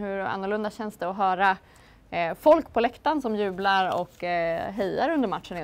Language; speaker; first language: Swedish; native; Swedish